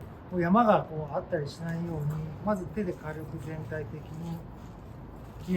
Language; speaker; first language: Japanese; native; Japanese